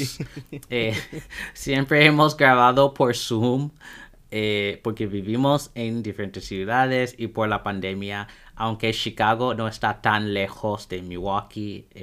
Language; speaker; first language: Spanish; non-native, fluent; English